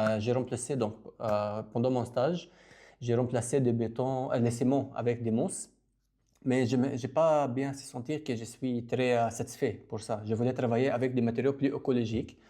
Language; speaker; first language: French; non-native, local second language; Arabic